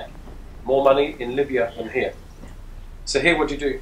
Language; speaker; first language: English; non-native, fluent; French